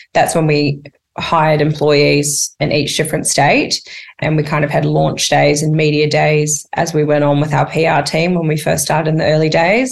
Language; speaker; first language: English; native; English